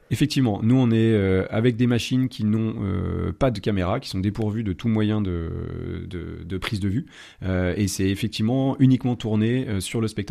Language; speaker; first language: French; native; French